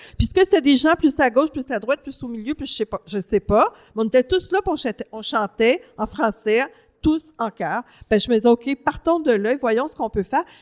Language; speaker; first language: French; native; French